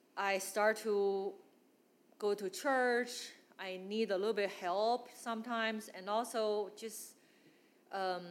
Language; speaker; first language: English; non-native, fluent; Chinese